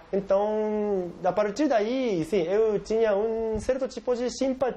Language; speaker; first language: Portuguese; non-native, fluent; Japanese